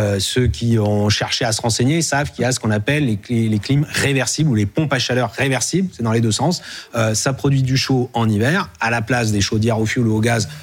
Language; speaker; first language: French; native; French